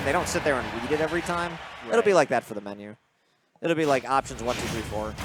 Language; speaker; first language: English; native; English